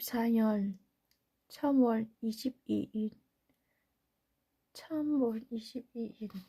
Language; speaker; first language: Korean; non-native, learner; Thai